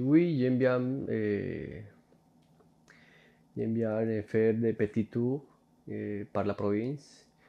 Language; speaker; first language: French; non-native, fluent; Spanish